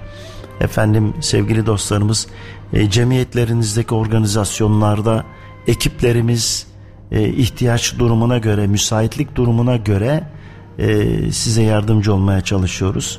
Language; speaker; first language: Turkish; native; Turkish